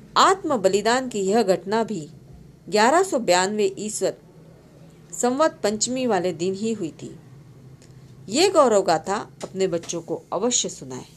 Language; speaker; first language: Hindi; non-native, local second language; Marathi